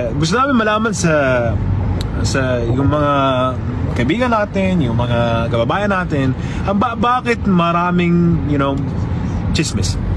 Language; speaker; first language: Filipino; early bilingual, heritage; Arabic